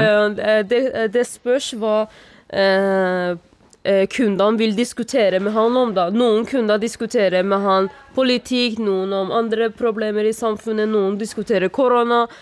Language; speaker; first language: Norwegian; non-native, fluent; Persian